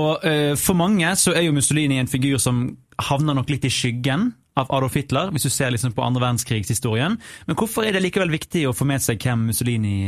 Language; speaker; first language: Norwegian; native; Norwegian